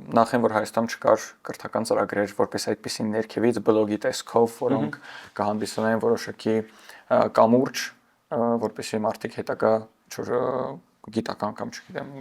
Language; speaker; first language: Armenian; early bilingual, heritage; Armenian